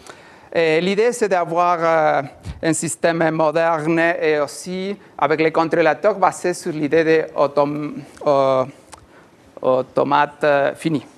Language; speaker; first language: French; non-native, learner; Spanish